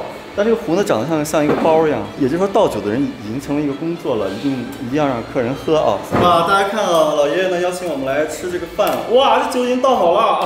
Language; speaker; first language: Chinese; native; Chinese